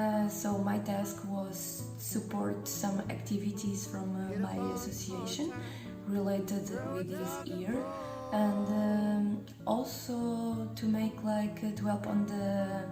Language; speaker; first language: English; non-native, fluent; Portuguese